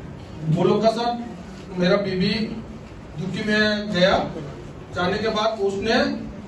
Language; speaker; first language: Hindi; non-native, local second language; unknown